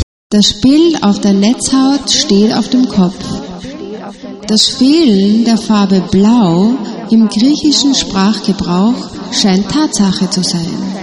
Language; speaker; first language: German; native; German